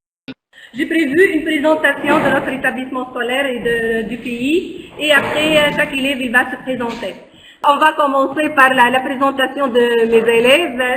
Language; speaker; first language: French; non-native, local second language; Arabic